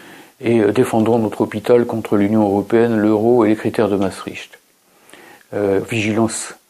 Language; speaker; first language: French; native; French